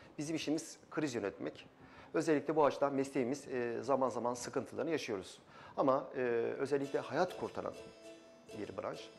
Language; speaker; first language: Turkish; early bilingual, other home language; Kazakh